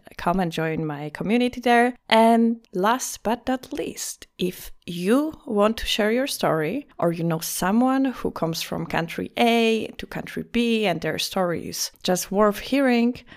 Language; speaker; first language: English; non-native, fluent; Polish